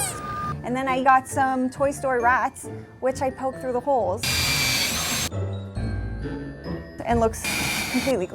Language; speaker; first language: English; native; English